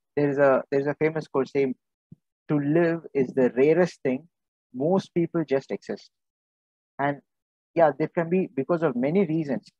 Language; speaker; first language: English; non-native, local second language; Tamil